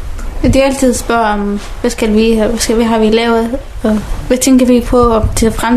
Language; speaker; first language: Danish; non-native, learner; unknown